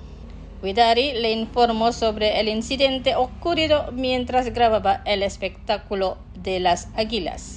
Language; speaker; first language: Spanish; non-native, fluent; Indonesian